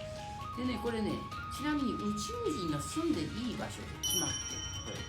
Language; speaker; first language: Japanese; native; Japanese